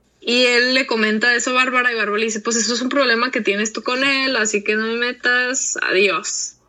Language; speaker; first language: Spanish; native; Spanish